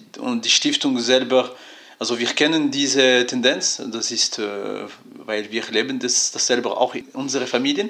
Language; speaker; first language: German; non-native, fluent; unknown